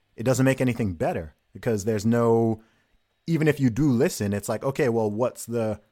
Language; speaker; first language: English; native; English